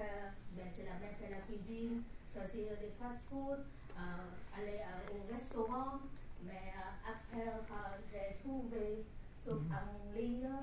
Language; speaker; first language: French; non-native, learner; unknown